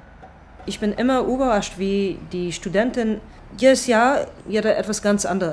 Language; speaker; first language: German; non-native, fluent; Hebrew